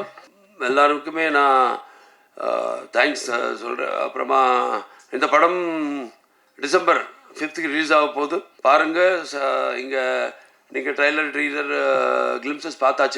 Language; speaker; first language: Tamil; non-native, local second language; Telugu